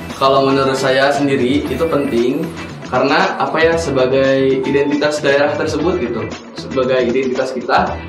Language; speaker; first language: Indonesian; native; Indonesian